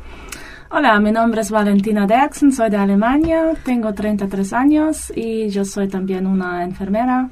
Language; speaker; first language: Spanish; non-native, learner; German